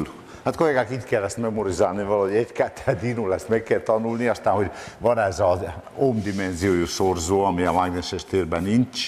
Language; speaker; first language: Hungarian; native; Hungarian